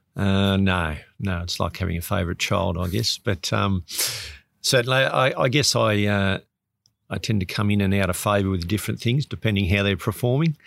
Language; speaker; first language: English; native; English